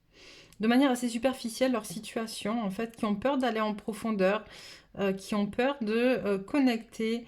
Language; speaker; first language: French; native; French